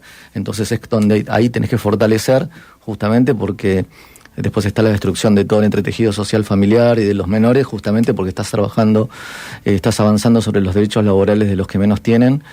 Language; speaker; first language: Spanish; native; Spanish